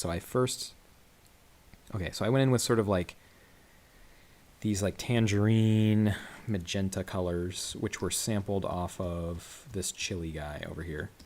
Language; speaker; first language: English; native; English